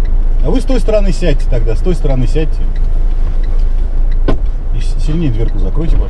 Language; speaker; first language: Russian; native; Russian